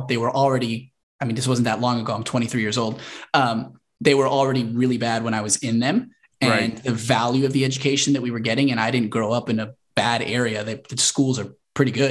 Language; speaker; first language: English; native; English